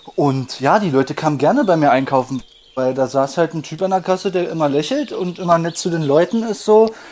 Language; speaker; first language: German; native; German